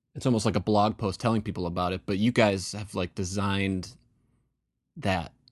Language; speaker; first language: English; native; English